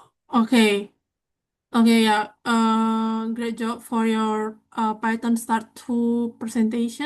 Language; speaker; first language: English; non-native, fluent; Indonesian